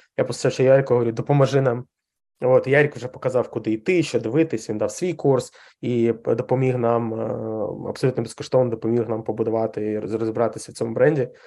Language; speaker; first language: Ukrainian; non-native, local second language; Russian